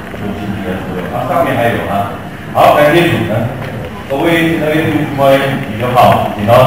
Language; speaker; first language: Chinese; non-native, local second language; Hakka Chinese